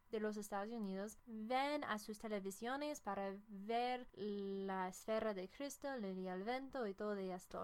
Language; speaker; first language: Spanish; non-native, fluent; English